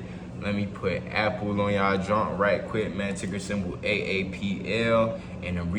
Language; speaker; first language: English; native; English